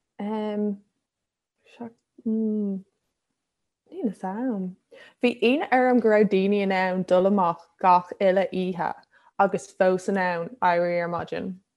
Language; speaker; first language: Irish; non-native, local second language; English